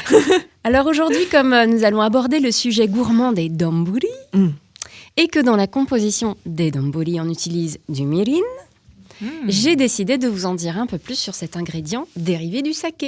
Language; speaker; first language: French; native; French